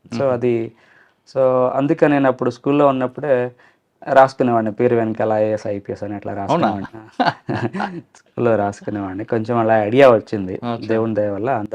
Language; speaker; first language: Telugu; non-native, local second language; Lambadi